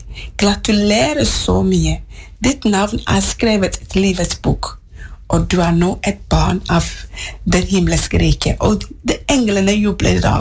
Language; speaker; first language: Norwegian; non-native, learner; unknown